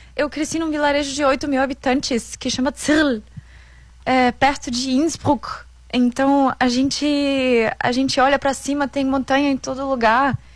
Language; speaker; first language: Portuguese; non-native, fluent; German